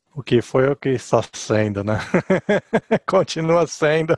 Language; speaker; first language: Portuguese; native; Portuguese